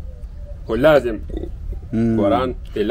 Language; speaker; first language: Hindi; non-native, local second language; Pashto